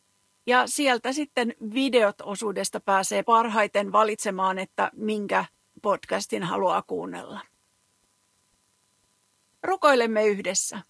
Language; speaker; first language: Finnish; native; Finnish